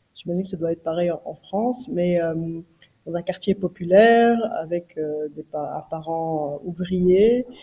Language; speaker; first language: French; native; French